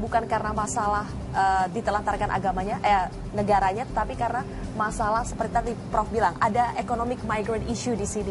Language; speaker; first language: Indonesian; native; Indonesian